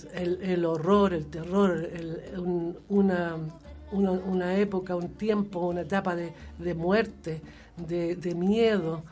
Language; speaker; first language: Spanish; native; Spanish